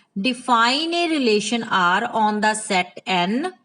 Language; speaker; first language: English; non-native, local second language; Punjabi